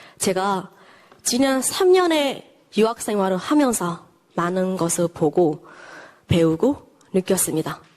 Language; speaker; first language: Korean; non-native, fluent; Burmese